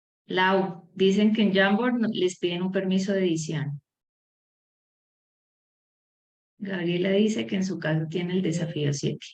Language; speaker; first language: Spanish; native; Spanish